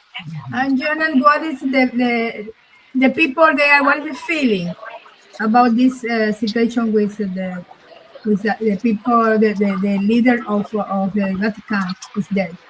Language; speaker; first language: English; non-native, learner; Spanish